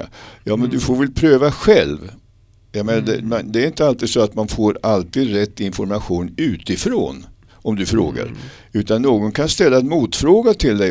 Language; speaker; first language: Swedish; native; Swedish